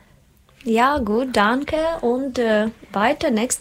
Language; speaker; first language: German; non-native, learner; Russian